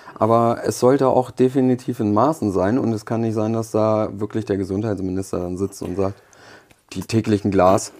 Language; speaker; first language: German; early bilingual, other home language; Polish